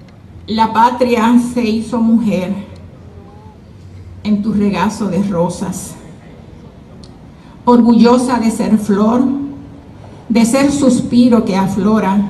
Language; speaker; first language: Spanish; native; Spanish